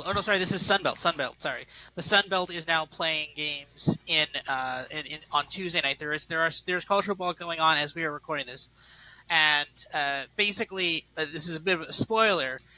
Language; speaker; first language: English; native; English